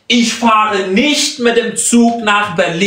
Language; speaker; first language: German; non-native, fluent; Persian